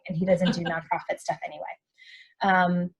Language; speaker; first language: English; native; English